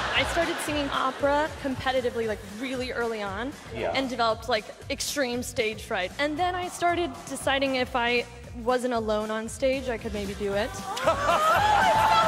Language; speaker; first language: English; native; English